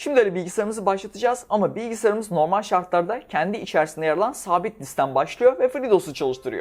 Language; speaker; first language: Turkish; native; Turkish